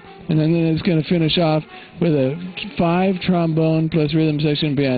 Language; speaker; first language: English; native; English